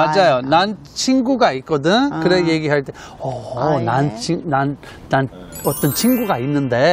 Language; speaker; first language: Korean; non-native, fluent; English